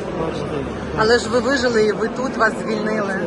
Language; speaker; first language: Ukrainian; native; Ukrainian